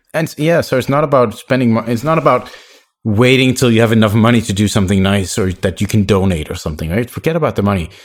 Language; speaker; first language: English; non-native, fluent; Danish